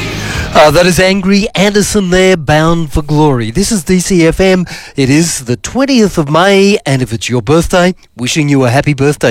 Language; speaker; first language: English; native; English